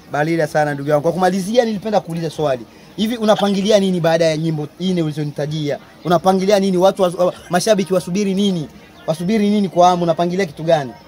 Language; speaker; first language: Swahili; native; Swahili